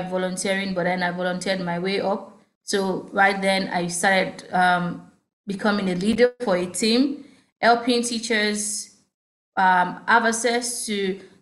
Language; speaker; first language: English; non-native, local second language; Yoruba